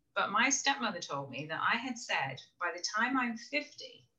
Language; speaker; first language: English; native; English